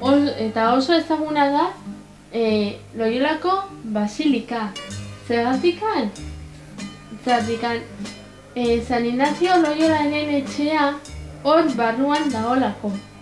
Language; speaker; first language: Basque; non-native, local second language; Spanish